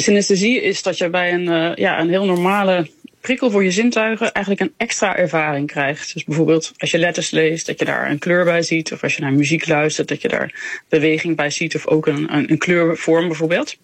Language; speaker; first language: Dutch; native; Dutch